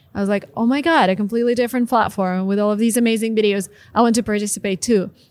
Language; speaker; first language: English; non-native, fluent; Russian